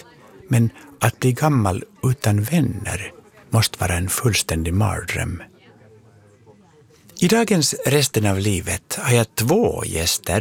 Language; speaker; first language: Swedish; native; Swedish